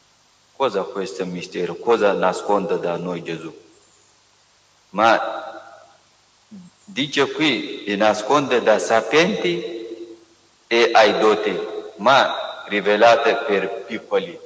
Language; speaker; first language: Italian; non-native, learner; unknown